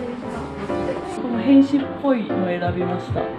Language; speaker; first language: Japanese; native; Japanese